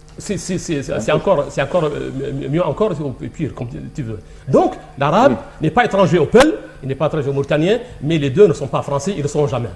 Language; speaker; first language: French; non-native, local second language; Arabic